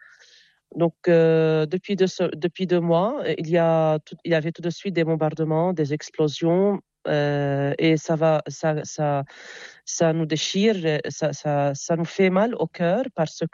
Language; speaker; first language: French; non-native, local second language; Arabic